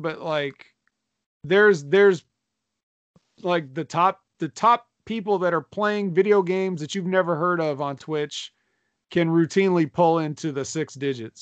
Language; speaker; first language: English; native; English